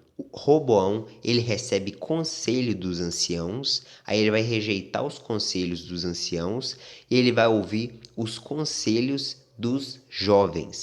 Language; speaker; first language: Portuguese; native; Portuguese